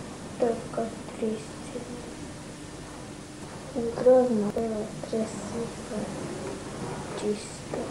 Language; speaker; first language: Russian; non-native, local second language; Chechen